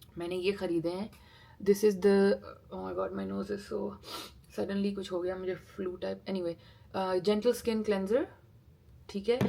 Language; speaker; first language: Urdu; native; Urdu